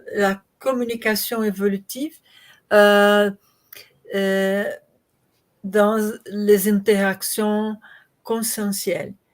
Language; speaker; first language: French; non-native, learner; Portuguese